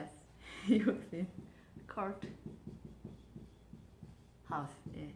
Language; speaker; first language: English; non-native, learner; Korean